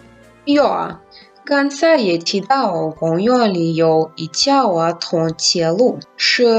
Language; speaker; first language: Chinese; non-native, learner; Russian